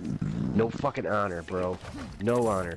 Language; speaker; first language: English; native; English